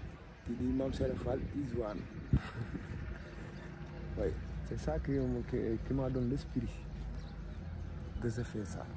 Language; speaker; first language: French; non-native, local second language; Wolof